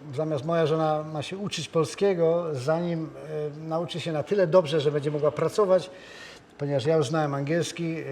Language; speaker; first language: Polish; native; Polish